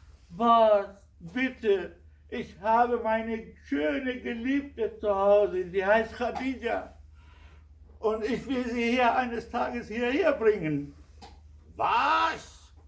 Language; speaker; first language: German; non-native, fluent; Kurdish